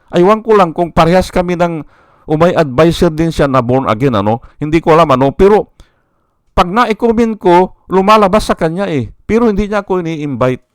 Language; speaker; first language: Filipino; native; Filipino